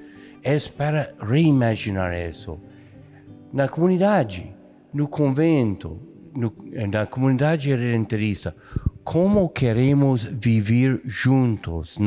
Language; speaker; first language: Portuguese; non-native, fluent; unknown